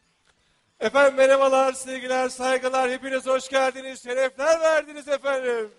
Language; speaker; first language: Turkish; native; Turkish